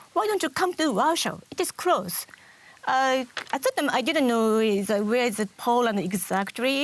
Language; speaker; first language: English; non-native, learner; Japanese